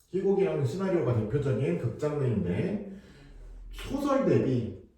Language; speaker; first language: Korean; native; Korean